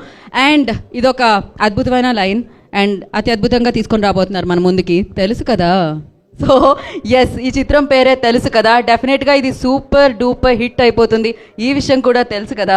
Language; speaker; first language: Telugu; native; Telugu